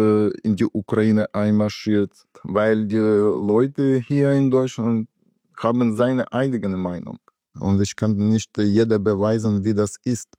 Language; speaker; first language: German; non-native, learner; Russian